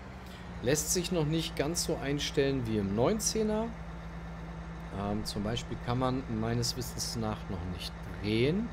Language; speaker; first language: German; native; German